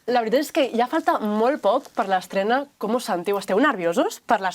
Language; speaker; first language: Catalan; native; Catalan